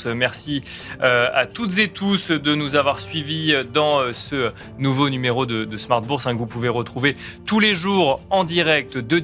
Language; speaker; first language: French; native; French